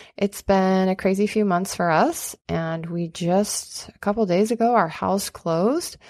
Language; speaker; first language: English; native; English